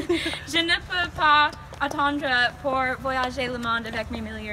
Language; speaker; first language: French; non-native, learner; English